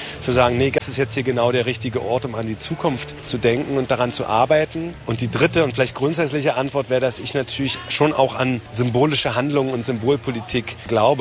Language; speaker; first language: German; native; German